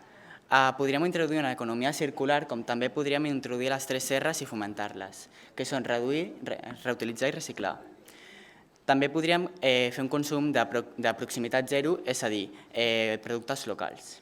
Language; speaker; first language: Catalan; native; Catalan